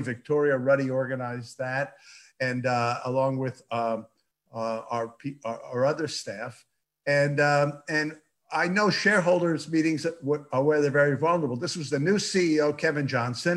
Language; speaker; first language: English; early bilingual, other home language; Yiddish